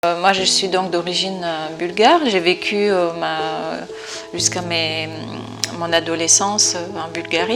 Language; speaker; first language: French; non-native, fluent; Bulgarian